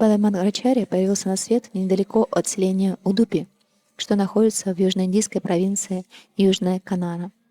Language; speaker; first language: Russian; native; Russian